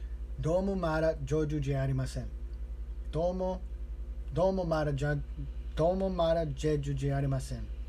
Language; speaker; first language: Japanese; non-native, learner; English